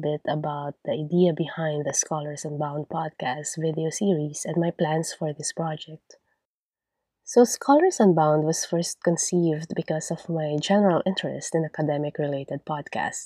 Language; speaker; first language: English; non-native, local second language; Filipino